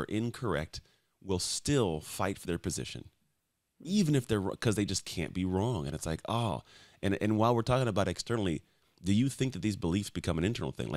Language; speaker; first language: English; native; English